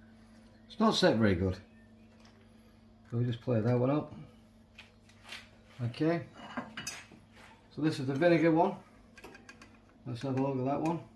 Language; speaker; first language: English; native; English